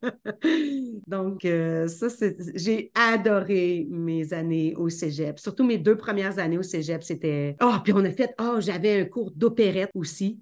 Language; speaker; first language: French; native; French